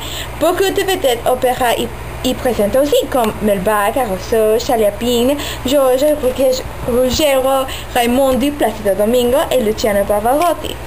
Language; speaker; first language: French; non-native, learner; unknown